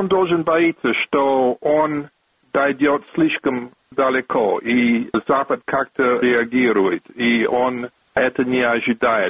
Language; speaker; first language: Russian; non-native, fluent; English